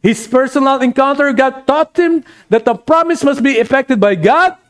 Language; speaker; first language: English; non-native, local second language; Filipino